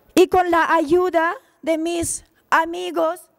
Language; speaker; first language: Spanish; non-native, fluent; Ukrainian